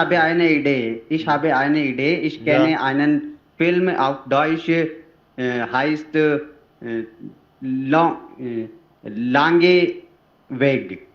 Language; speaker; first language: German; non-native, learner; Hindi